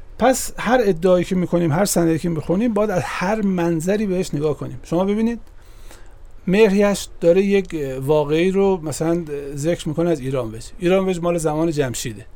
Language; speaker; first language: Persian; native; Persian